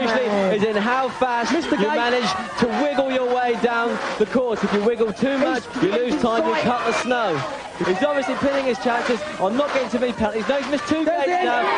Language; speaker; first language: English; native; English